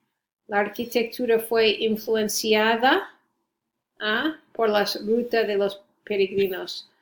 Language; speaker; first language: Spanish; non-native, fluent; English